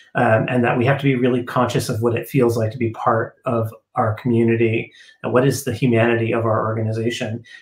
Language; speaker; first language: English; native; English